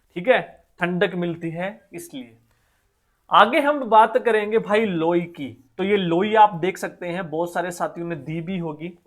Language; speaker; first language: Hindi; native; Hindi